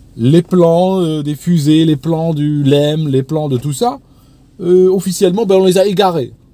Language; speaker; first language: French; non-native, local second language; Arabic